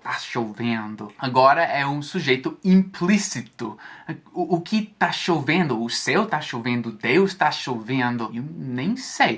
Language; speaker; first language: Portuguese; non-native, fluent; English